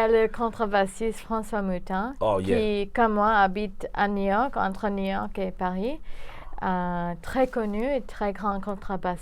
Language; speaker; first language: French; non-native, fluent; English